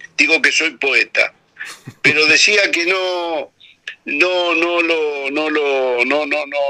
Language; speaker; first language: Spanish; native; Spanish